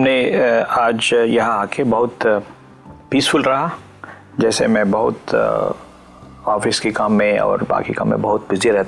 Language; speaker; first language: Hindi; non-native, local second language; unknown